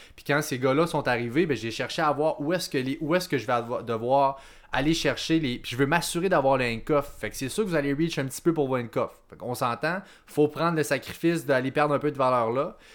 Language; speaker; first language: French; native; French